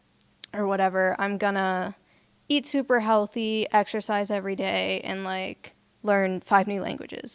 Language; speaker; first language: English; native; English